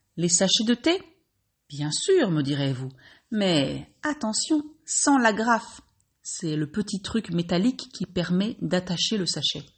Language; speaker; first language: French; native; French